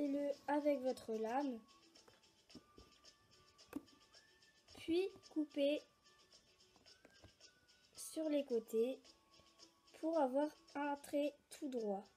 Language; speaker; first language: French; native; French